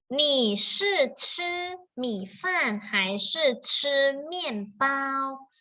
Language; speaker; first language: Chinese; non-native, fluent; Thai